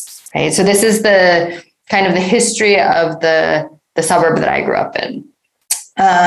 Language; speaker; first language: English; native; English